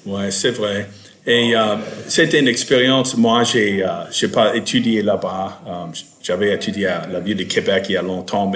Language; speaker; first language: French; non-native, fluent; English